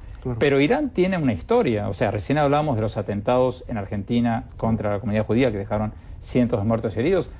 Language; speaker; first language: Spanish; native; Spanish